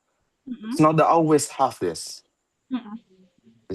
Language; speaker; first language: English; non-native, learner; Indonesian